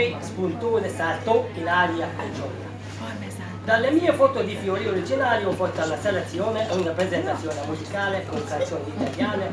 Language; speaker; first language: Italian; non-native, fluent; Hungarian